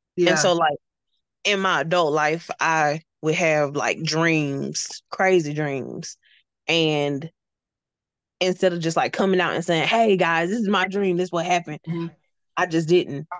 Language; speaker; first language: English; native; English